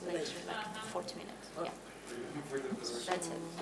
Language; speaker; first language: English; non-native, learner; Russian